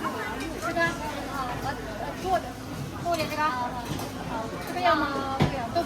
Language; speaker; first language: Chinese; non-native, learner; Hindi